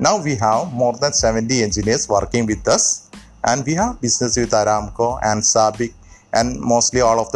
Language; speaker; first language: English; non-native, local second language; Malayalam